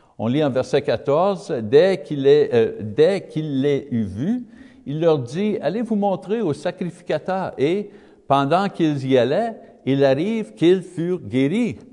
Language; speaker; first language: French; native; French